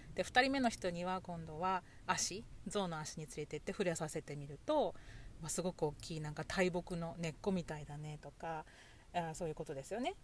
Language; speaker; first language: Japanese; native; Japanese